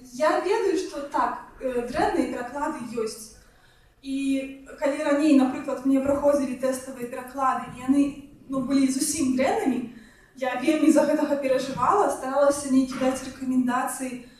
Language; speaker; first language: Belarusian; non-native, local second language; Russian